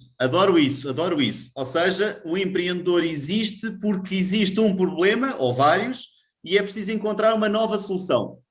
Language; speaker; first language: Portuguese; native; Portuguese